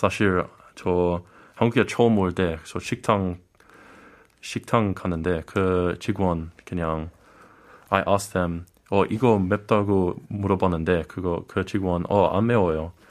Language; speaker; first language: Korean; non-native, learner; English